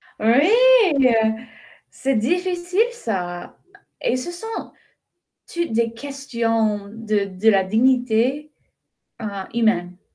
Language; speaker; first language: French; non-native, fluent; English